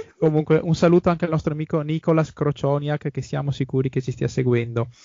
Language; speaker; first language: Italian; native; Italian